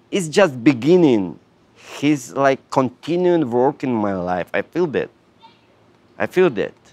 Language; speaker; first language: English; non-native, learner; Russian